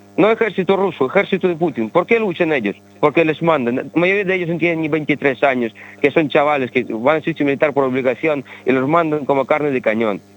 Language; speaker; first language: Spanish; early bilingual, other home language; Ukrainian